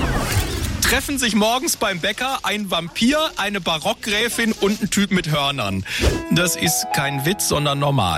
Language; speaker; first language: German; native; German